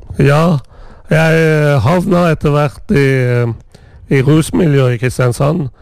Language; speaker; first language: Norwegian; non-native, fluent; Persian